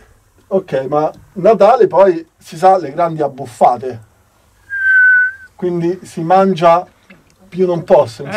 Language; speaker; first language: Italian; native; Italian